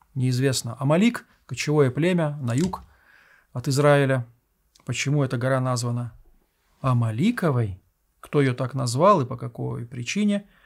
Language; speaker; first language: Russian; native; Russian